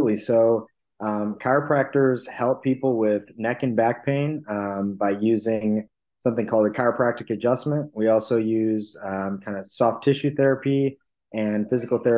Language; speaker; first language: English; native; English